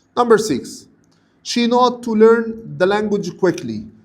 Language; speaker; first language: English; non-native, fluent; Arabic